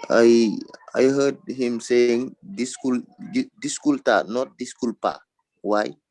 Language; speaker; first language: English; non-native, fluent; French